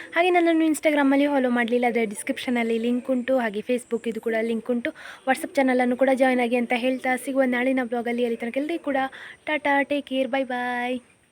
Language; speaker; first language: Kannada; non-native, local second language; Tulu